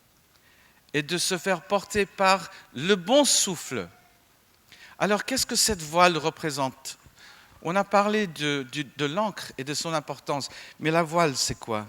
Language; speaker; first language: French; non-native, fluent; English